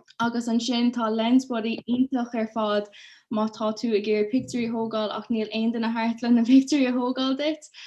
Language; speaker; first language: Irish; native; Irish